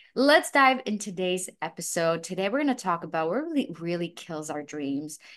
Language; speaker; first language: English; non-native, fluent; Russian